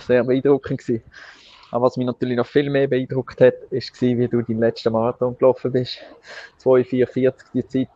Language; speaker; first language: German; native; German